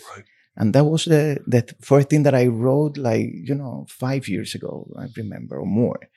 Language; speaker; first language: English; non-native, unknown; Spanish